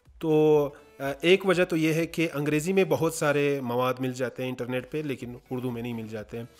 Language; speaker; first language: Urdu; non-native, local second language; Hazaragi